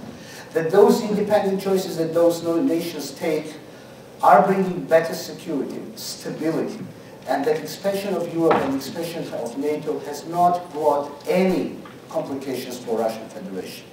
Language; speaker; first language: English; non-native, fluent; Georgian